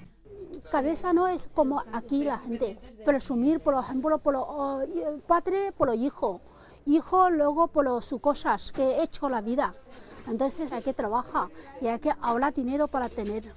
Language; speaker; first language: Spanish; non-native, learner; Chinese